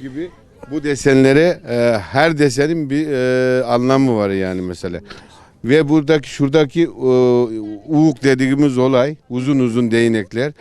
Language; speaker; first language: Turkish; non-native, local second language; Kyrgyz